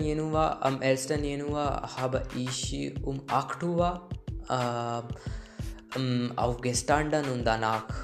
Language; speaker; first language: German; non-native, learner; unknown